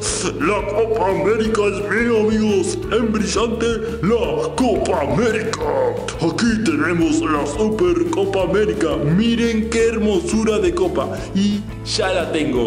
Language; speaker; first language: Spanish; native; Spanish